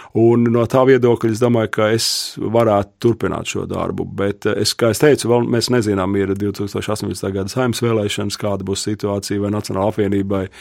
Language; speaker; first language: Latvian; native; Latvian